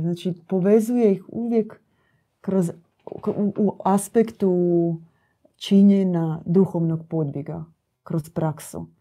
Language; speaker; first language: Croatian; native; Croatian